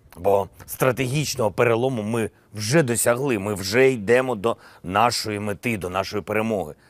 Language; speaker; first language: Ukrainian; non-native, local second language; Russian